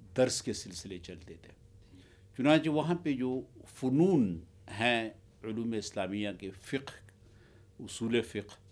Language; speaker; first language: Urdu; non-native, local second language; Pashto